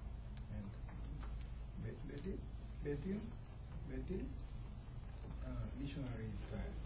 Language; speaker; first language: English; non-native, learner; Korean